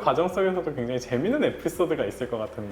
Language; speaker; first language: Korean; native; Korean